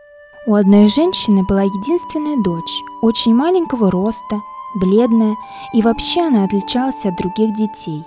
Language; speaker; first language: Russian; native; Russian